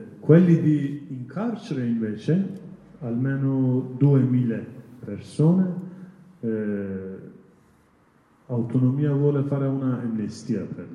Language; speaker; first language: Italian; non-native, learner; Kurdish